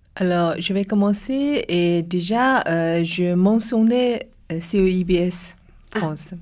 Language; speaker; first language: French; non-native, fluent; Chinese